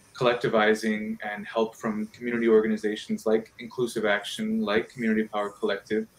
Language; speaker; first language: English; early bilingual, other home language; Spanish